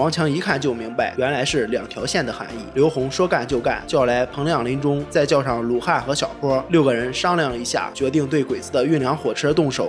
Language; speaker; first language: Chinese; native; Chinese